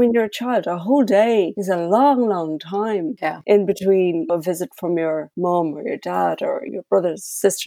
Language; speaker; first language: English; native; English